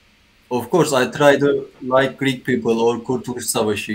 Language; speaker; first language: English; non-native, learner; Turkish